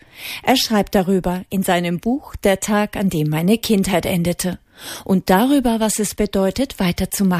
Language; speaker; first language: German; native; German